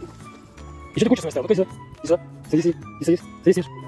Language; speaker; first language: Russian; native; Russian